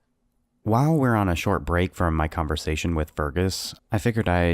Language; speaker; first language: English; native; English